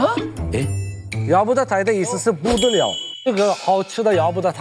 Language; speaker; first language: Chinese; non-native, fluent; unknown